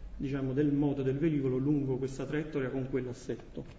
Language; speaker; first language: Italian; native; Italian